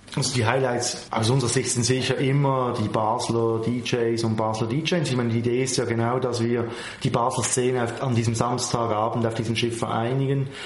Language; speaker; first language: German; native; German